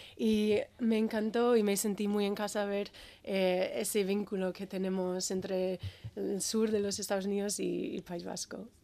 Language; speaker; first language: Spanish; non-native, fluent; English